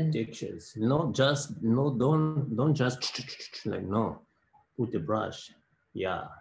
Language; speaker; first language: English; non-native, learner; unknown